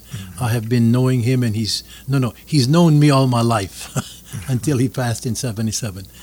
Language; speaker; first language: English; early bilingual, other home language; French